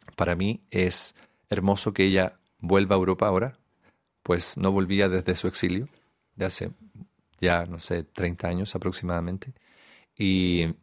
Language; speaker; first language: Spanish; native; Spanish